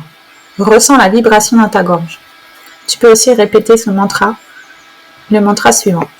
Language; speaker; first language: French; native; French